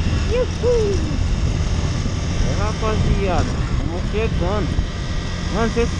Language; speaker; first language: Portuguese; native; Portuguese